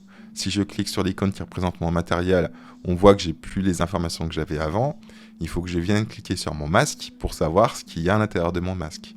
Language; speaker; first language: French; native; French